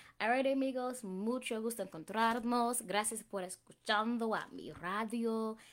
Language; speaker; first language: Spanish; non-native, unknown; English